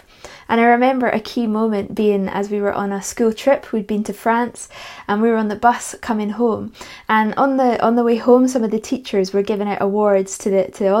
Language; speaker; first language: English; native; English